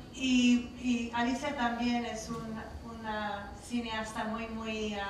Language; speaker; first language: Spanish; non-native, learner; English